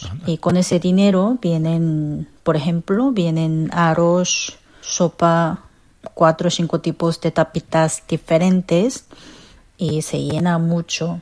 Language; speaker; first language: Spanish; non-native, fluent; Korean